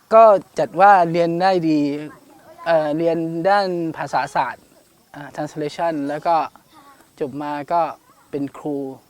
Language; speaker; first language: Thai; non-native, local second language; Malay